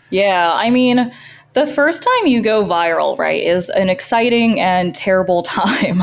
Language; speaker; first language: English; early bilingual, other home language; Chinese